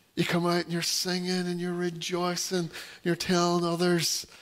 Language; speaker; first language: English; native; English